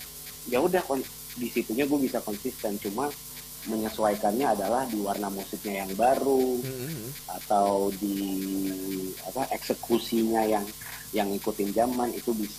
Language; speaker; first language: Indonesian; native; Indonesian